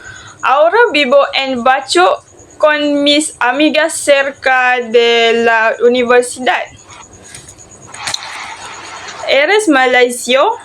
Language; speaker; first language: Spanish; non-native, learner; Malay